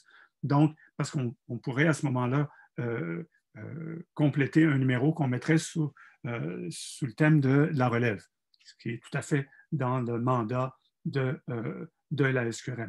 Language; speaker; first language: French; native; French